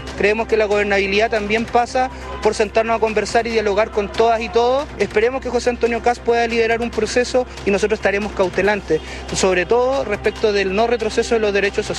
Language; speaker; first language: Spanish; native; Spanish